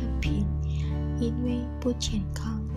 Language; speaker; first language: Chinese; non-native, learner; Indonesian